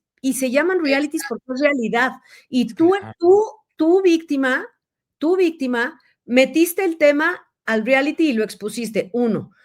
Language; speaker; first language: Spanish; native; Spanish